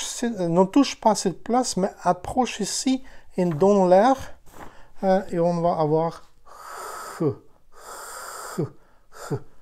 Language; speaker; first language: French; non-native, learner; Ukrainian